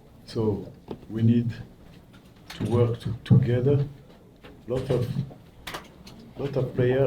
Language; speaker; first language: English; non-native, learner; French